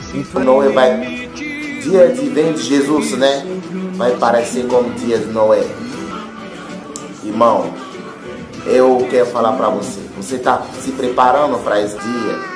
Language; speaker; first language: Portuguese; non-native, learner; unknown